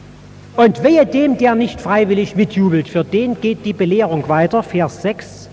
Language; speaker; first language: German; native; German